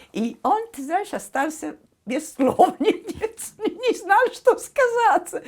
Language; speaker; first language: Russian; non-native, fluent; Italian